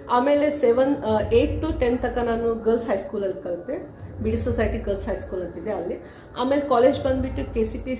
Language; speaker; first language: Kannada; native; Kannada